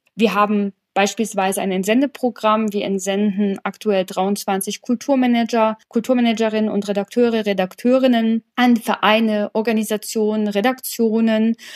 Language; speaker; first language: German; early bilingual, other home language; Polish